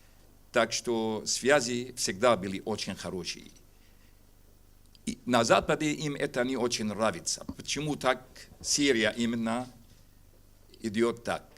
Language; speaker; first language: Russian; non-native, fluent; Arabic